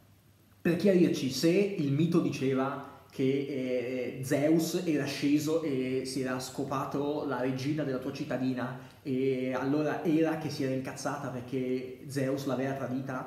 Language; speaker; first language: Italian; native; Italian